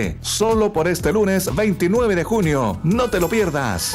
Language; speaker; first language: Spanish; native; Spanish